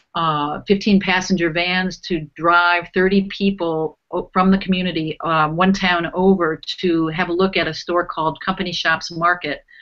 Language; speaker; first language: English; native; English